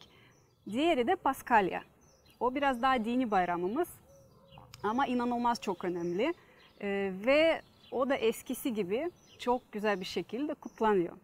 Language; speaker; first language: Turkish; non-native, fluent; Russian